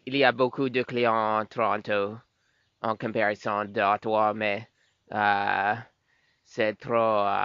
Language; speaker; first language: French; non-native, local second language; English